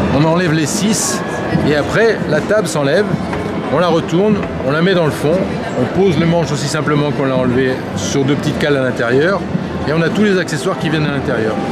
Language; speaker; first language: French; native; French